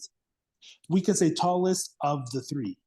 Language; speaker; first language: English; non-native, fluent; Spanish